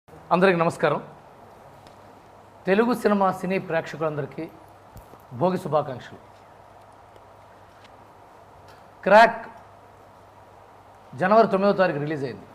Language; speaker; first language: Telugu; native; Telugu